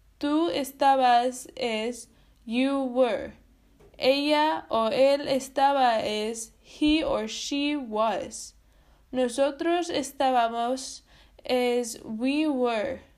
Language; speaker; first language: Spanish; non-native, learner; English